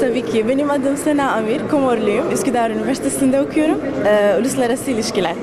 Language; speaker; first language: Turkish; non-native, fluent; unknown